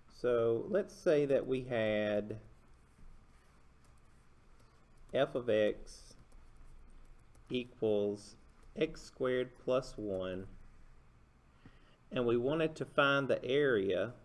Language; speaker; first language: English; native; English